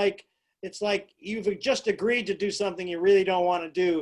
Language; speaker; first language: English; native; English